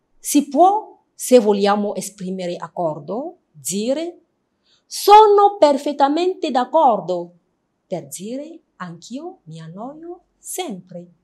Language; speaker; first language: Italian; non-native, fluent; French